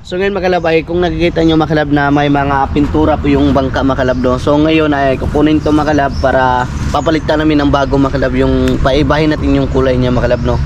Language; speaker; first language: Filipino; non-native, local second language; Cebuano